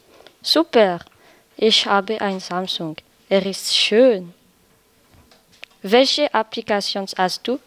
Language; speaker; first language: German; non-native, learner; French